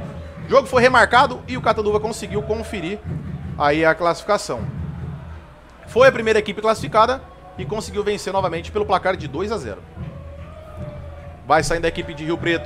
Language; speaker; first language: Portuguese; native; Portuguese